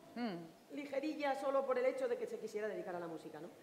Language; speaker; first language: Spanish; native; Spanish